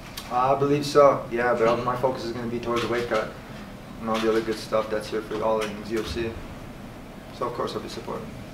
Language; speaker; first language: English; native; English